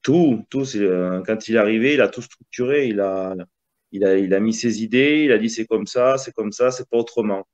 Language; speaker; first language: French; early bilingual, other home language; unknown